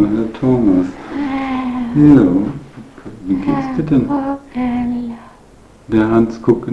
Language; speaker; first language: German; native; German